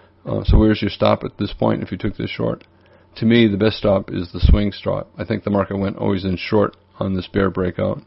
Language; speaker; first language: English; native; English